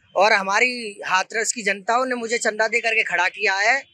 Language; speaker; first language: Hindi; native; Hindi